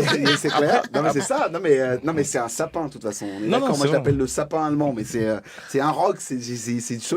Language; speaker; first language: French; native; French